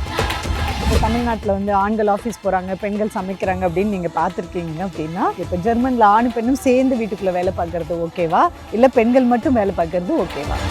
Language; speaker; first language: Tamil; native; Tamil